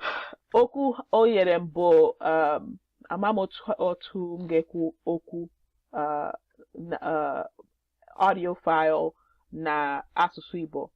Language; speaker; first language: Igbo; non-native, learner; English